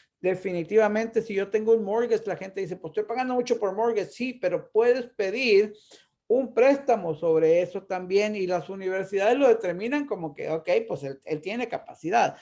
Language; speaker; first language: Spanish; native; Spanish